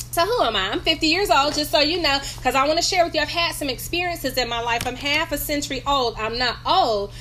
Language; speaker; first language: English; native; English